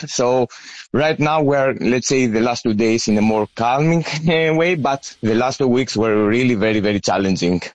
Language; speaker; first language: English; non-native, fluent; Greek